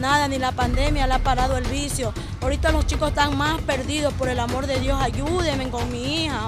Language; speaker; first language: Spanish; native; Spanish